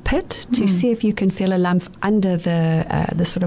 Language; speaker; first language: English; native; English